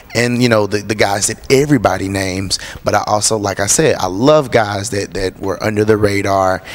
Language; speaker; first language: English; native; English